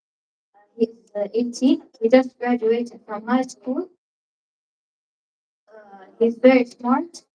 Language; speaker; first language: English; non-native, learner; Arabic